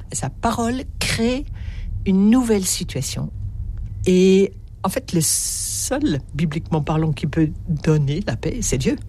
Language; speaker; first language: French; native; French